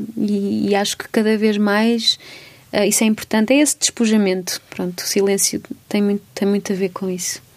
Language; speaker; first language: Portuguese; native; Portuguese